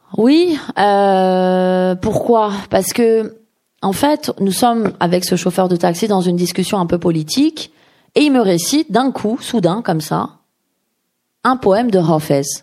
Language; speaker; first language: French; early bilingual, other home language; Persian